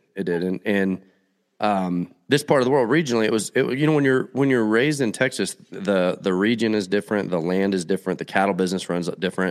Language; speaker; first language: English; native; English